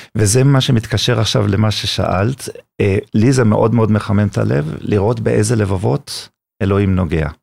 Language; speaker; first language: Hebrew; non-native, fluent; German